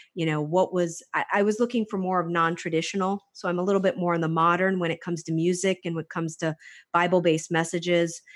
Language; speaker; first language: English; native; English